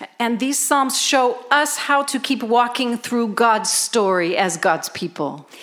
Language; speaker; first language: English; native; English